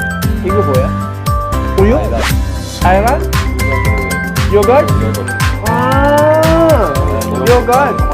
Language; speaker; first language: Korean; non-native, learner; Filipino